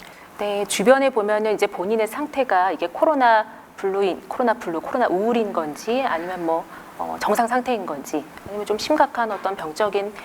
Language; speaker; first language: Korean; native; Korean